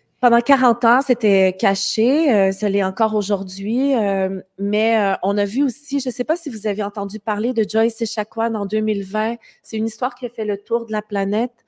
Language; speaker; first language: French; native; French